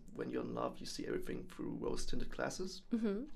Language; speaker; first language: English; non-native, fluent; German